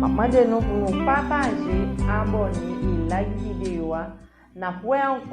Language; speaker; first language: French; non-native, learner; Haitian Creole